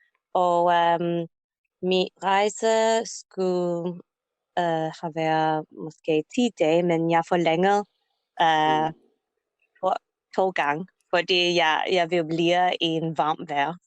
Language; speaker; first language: Danish; non-native, learner; English